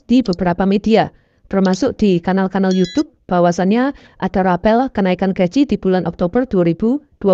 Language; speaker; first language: Indonesian; native; Indonesian